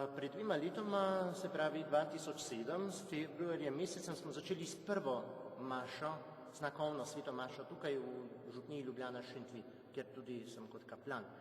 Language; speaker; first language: Slovenian; non-native, fluent; Czech